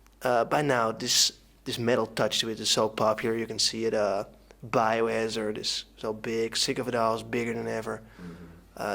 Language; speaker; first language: English; non-native, fluent; Dutch